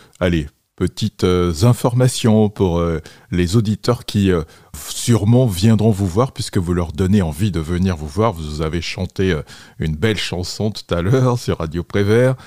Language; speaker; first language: French; native; French